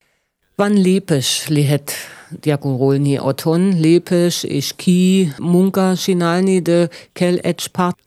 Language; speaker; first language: Hungarian; non-native, learner; German